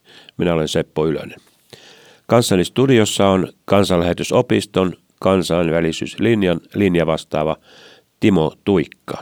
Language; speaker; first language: Finnish; native; Finnish